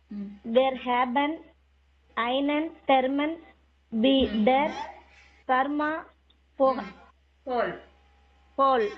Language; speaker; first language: German; non-native, learner; Tamil